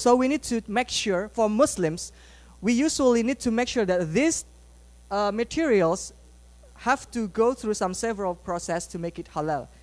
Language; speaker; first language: English; non-native, fluent; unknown